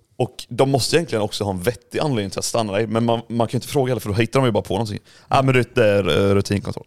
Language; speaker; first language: Swedish; native; Swedish